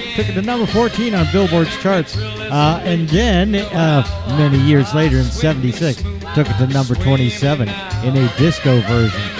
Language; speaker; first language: English; native; English